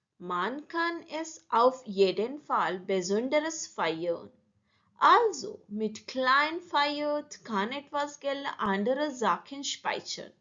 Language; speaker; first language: German; non-native, learner; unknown